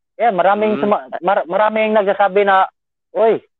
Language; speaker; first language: Filipino; non-native, local second language; Cebuano